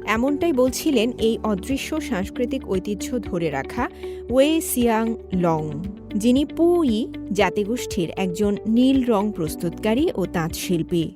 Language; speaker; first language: Bangla; native; Bangla